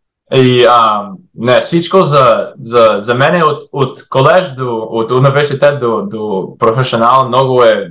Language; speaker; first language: Bulgarian; early bilingual, heritage; English